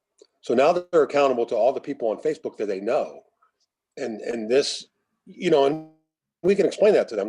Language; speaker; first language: English; native; English